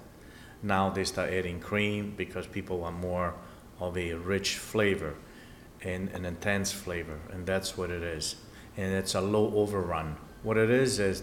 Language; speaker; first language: English; non-native, fluent; Italian